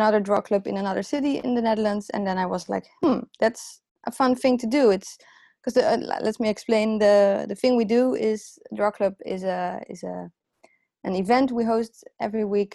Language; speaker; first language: English; non-native, fluent; Dutch